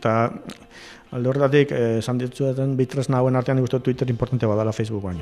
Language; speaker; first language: Basque; native; Basque